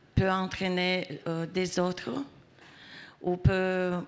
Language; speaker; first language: French; non-native, fluent; Romanian